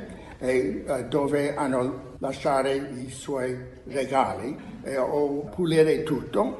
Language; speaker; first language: Italian; non-native, learner; English